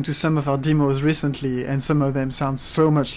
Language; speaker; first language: English; non-native, fluent; French